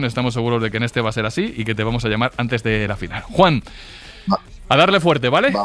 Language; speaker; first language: Spanish; native; Spanish